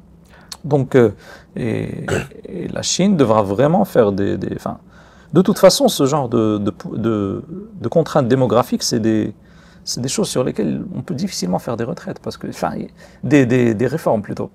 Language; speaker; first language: French; non-native, local second language; Arabic